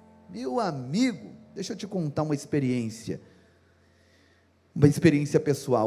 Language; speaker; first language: Portuguese; native; Portuguese